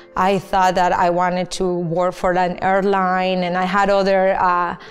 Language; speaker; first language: English; non-native, fluent; Spanish